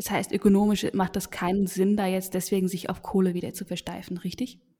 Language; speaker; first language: German; native; German